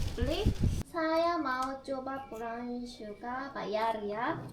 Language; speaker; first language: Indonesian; non-native, learner; Korean